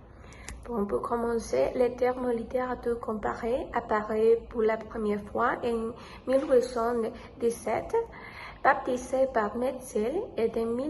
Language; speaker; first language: French; non-native, learner; Spanish